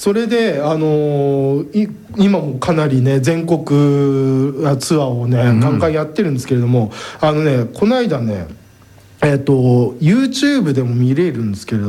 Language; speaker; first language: Japanese; native; Japanese